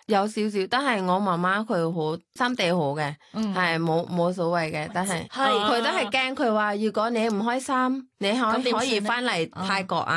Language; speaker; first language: Cantonese; non-native, learner; Thai